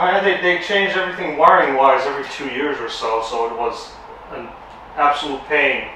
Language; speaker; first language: English; non-native, fluent; Romanian